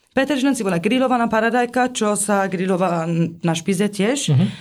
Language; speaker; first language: Slovak; non-native, fluent; Persian